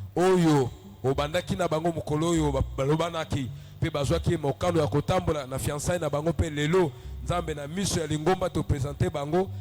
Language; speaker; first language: Lingala; native; Lingala